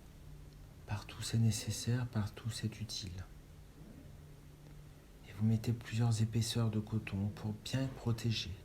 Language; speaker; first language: French; native; French